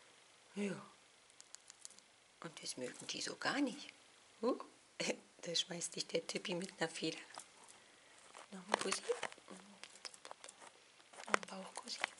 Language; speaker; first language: German; native; German